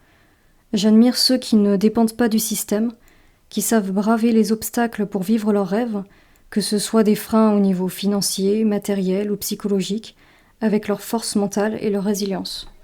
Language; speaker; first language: French; native; French